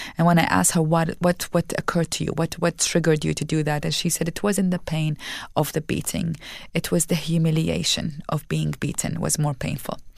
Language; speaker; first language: English; non-native, fluent; Arabic